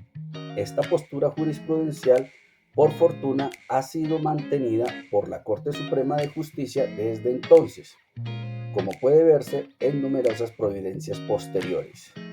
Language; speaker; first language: Spanish; native; Spanish